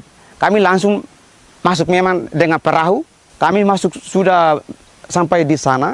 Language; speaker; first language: Indonesian; non-native, local second language; Tetum